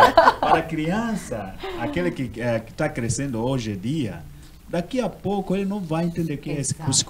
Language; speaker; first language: Portuguese; non-native, learner; Swahili